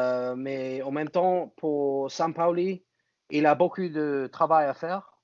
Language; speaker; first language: French; non-native, fluent; English